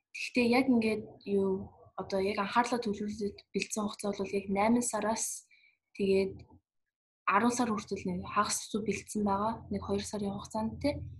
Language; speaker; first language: Mongolian; early bilingual, heritage; Mongolian